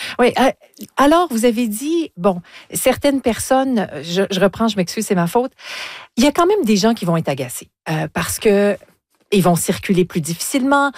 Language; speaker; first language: French; native; French